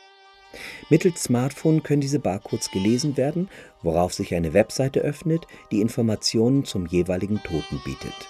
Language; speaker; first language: German; native; German